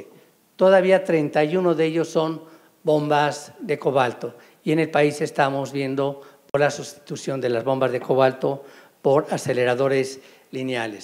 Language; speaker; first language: Spanish; native; Spanish